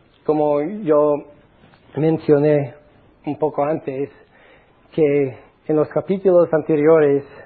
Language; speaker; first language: Spanish; non-native, fluent; English